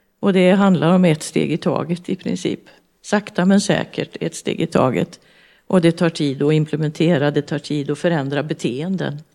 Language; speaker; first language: Swedish; native; Swedish